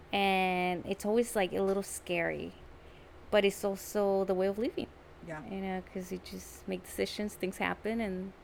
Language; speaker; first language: English; early bilingual, other home language; Spanish